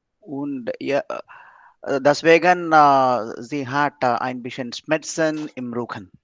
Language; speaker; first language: German; non-native, learner; Tamil